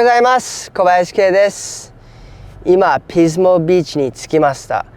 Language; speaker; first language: Japanese; early bilingual, other home language; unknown